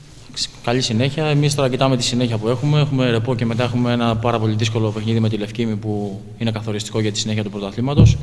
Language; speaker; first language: Greek; native; Greek